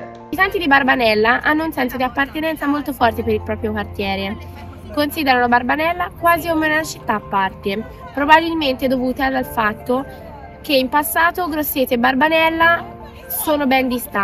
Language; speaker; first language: Italian; native; Italian